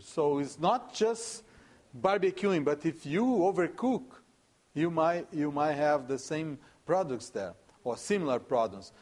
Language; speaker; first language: English; non-native, fluent; Portuguese